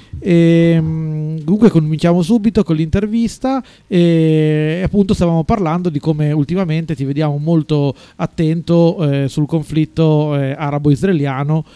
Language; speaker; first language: Italian; native; Italian